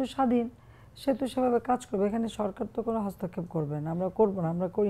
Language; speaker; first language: Bangla; native; Bangla